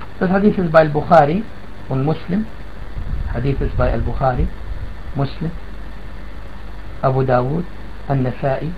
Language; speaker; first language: German; non-native, fluent; Arabic